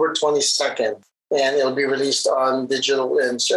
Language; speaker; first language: English; non-native, local second language; Hiligaynon